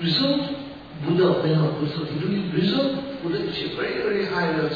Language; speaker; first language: Russian; non-native, learner; Tibetan